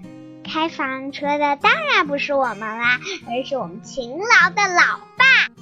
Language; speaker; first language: Chinese; early bilingual, heritage; Chinese